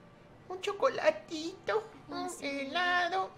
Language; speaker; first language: Spanish; native; Spanish